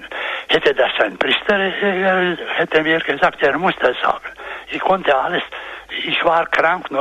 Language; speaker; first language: German; non-native, fluent; Croatian